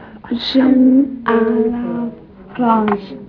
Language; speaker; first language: French; non-native, learner; English